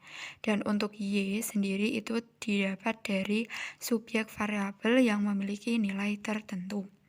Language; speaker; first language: Indonesian; native; Indonesian